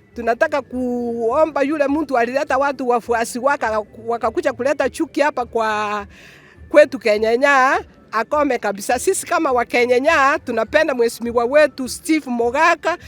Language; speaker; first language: Swahili; non-native, local second language; Gusii